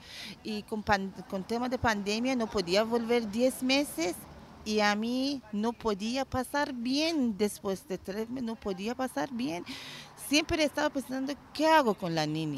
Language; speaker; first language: Spanish; non-native, learner; Persian